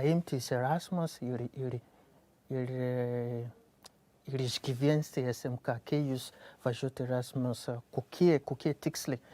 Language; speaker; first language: Lithuanian; non-native, learner; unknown